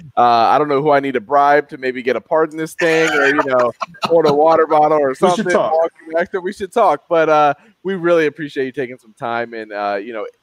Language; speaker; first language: English; native; English